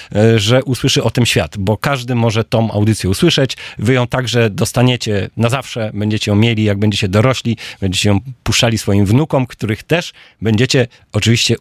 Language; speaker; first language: Polish; native; Polish